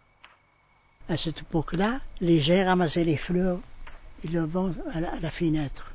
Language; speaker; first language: French; non-native, local second language; Arabic